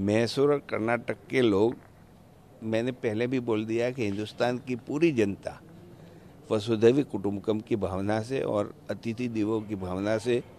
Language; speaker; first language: Hindi; non-native, local second language; Gujarati